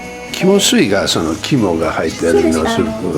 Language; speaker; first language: Japanese; non-native, fluent; English